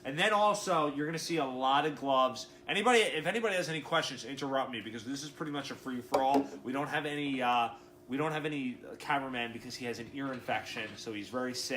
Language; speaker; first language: English; native; English